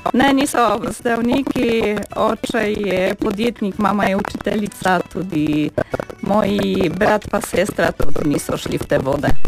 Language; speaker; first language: Slovenian; non-native, fluent; Polish